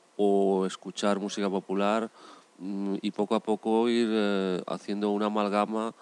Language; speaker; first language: Spanish; native; Spanish